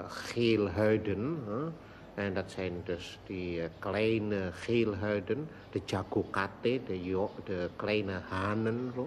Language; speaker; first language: Dutch; non-native, local second language; Indonesian